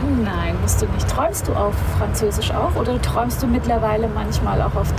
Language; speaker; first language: German; native; German